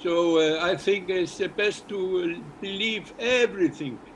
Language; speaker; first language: English; non-native, learner; Icelandic